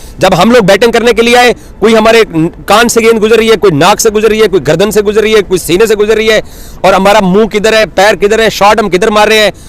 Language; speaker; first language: Urdu; non-native, local second language; Punjabi